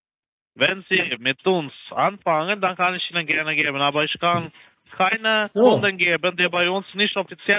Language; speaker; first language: German; non-native, learner; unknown